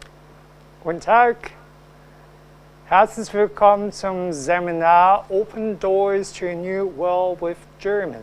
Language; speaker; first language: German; non-native, fluent; Cantonese